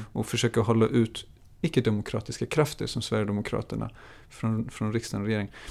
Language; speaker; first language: Swedish; native; Swedish